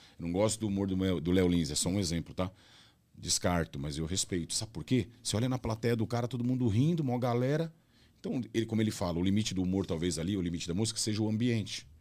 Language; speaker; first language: Portuguese; native; Portuguese